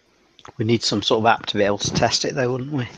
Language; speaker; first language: English; native; English